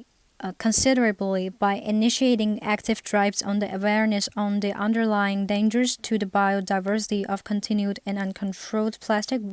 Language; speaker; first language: English; non-native, fluent; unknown